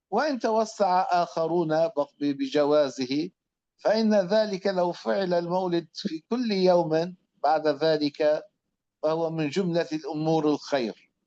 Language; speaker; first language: Arabic; native; Arabic